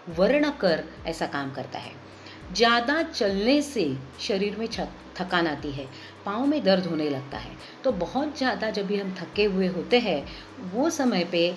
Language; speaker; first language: Hindi; non-native, local second language; Marathi